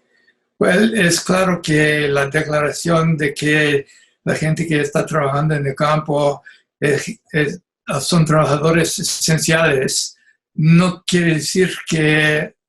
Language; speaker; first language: Spanish; non-native, fluent; English